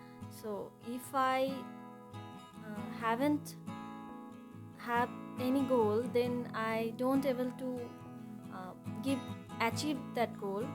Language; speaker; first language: English; non-native, learner; Bangla